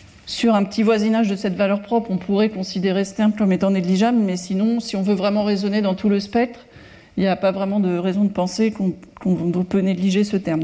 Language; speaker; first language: French; native; French